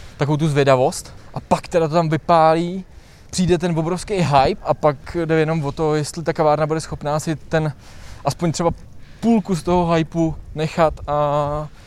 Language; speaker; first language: Czech; native; Czech